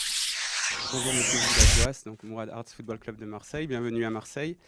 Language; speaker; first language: French; native; French